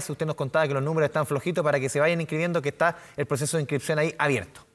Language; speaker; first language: Spanish; native; Spanish